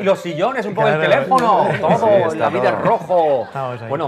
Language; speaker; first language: Spanish; native; Spanish